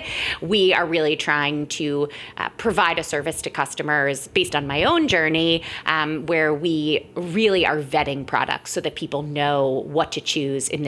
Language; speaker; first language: English; native; English